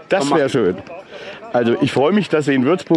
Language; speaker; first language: German; native; German